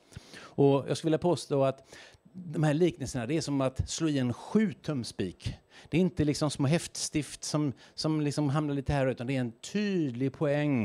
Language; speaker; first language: Swedish; native; Swedish